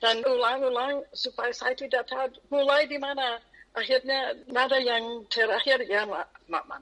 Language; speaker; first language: Indonesian; non-native, fluent; English